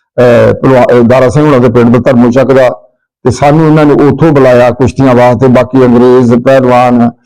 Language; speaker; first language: Punjabi; native; Punjabi